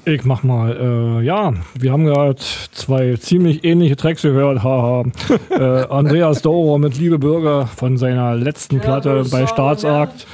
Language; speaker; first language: German; native; German